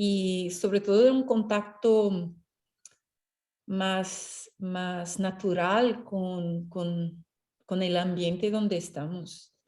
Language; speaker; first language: Spanish; non-native, fluent; Portuguese